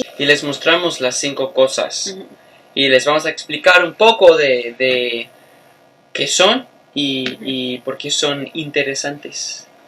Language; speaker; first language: Spanish; non-native, fluent; English